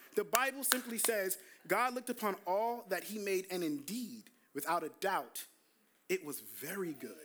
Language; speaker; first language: English; native; English